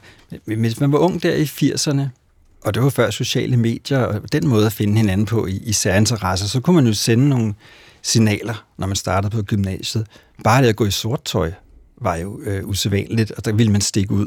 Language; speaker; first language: Danish; native; Danish